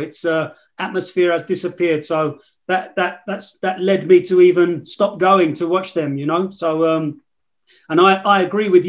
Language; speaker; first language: English; native; English